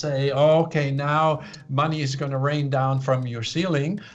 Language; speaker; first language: English; non-native, fluent; Swiss German